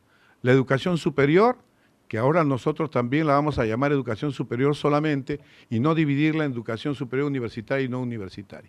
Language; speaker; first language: Spanish; native; Spanish